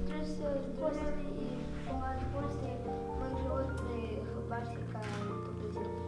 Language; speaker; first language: Ukrainian; non-native, local second language; Russian